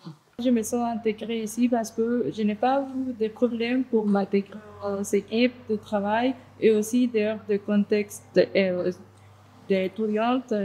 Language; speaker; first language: French; non-native, fluent; Spanish